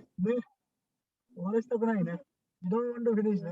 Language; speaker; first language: English; non-native, local second language; Hindi